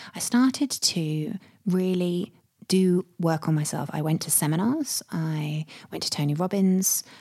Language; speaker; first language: English; native; English